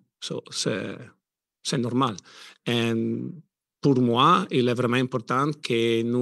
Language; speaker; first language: French; non-native, learner; Italian